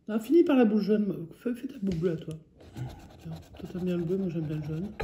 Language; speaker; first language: French; native; French